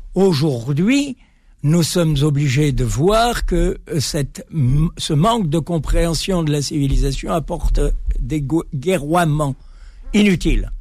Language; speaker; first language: French; native; French